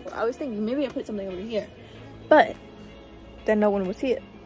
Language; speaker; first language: English; early bilingual, other home language; Spanish